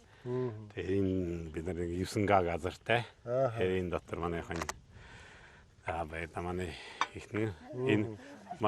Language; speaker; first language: Mongolian; non-native, fluent; Hungarian